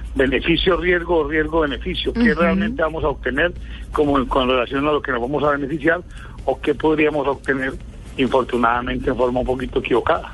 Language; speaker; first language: Spanish; native; Spanish